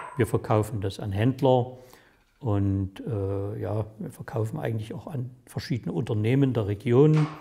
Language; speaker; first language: German; native; German